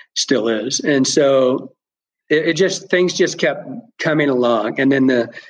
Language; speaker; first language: English; native; English